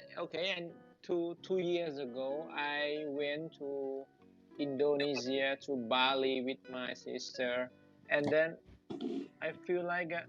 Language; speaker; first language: English; non-native, learner; Thai